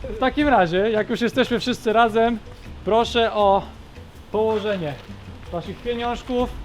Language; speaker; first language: Polish; native; Polish